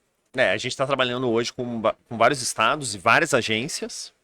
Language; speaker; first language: Portuguese; native; Portuguese